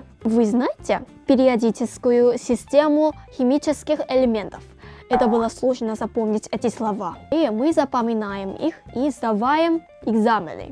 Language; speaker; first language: Russian; non-native, fluent; Korean